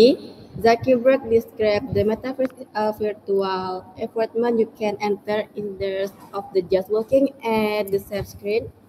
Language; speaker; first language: English; non-native, learner; Indonesian